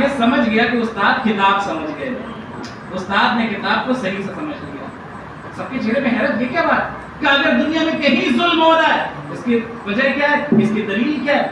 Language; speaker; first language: Urdu; native; Urdu